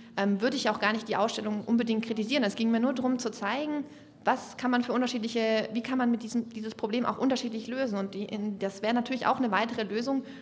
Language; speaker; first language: German; native; German